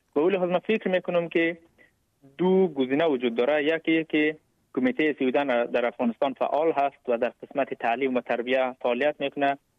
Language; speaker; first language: Persian; native; Persian